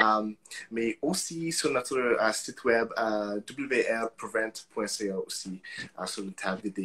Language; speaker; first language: French; non-native, local second language; English